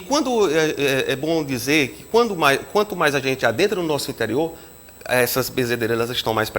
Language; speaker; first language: Portuguese; native; Portuguese